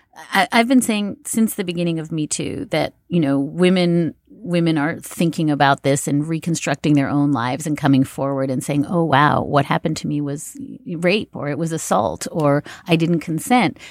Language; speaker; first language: English; native; English